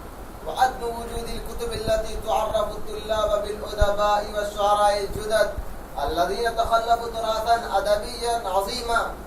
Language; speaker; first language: Arabic; non-native, learner; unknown